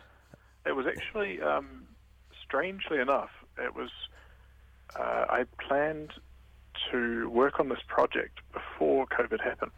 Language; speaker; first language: English; native; English